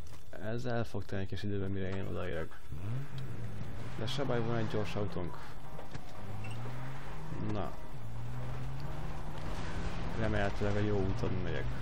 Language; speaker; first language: Hungarian; native; Hungarian